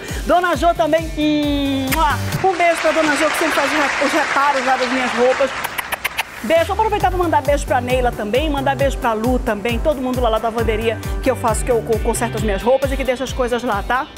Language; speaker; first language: Portuguese; native; Portuguese